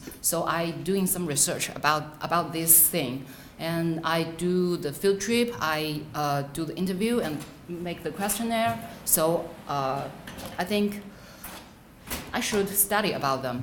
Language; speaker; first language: English; non-native, fluent; Chinese